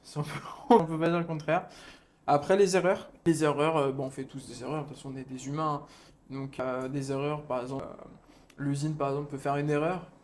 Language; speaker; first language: French; native; French